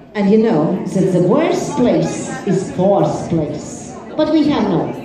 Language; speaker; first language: English; non-native, learner; Latvian